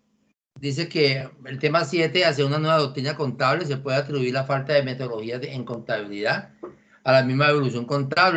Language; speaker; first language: Spanish; native; Spanish